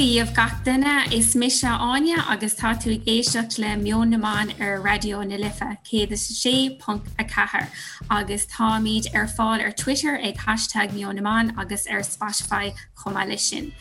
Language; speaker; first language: Irish; non-native, local second language; English